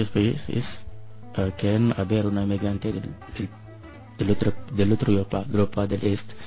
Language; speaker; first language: Spanish; non-native, learner; French